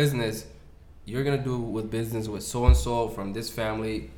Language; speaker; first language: English; native; English